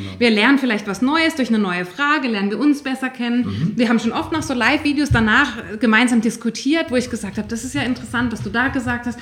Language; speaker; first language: German; native; German